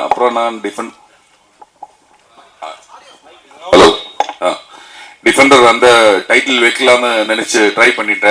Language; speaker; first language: Tamil; non-native, learner; Malayalam